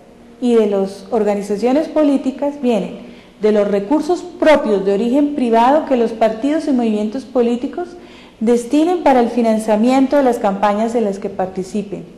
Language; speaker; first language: Spanish; native; Spanish